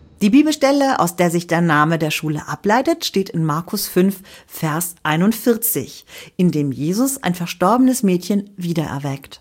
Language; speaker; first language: German; native; German